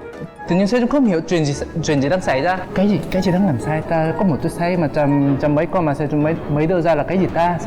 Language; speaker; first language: Vietnamese; non-native, fluent; Korean